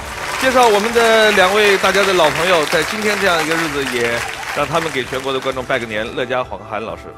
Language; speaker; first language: Chinese; native; Chinese